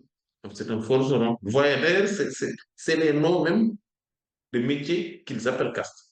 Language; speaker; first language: French; non-native, local second language; Wolof